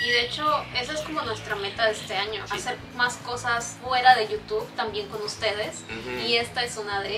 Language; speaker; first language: Spanish; native; Spanish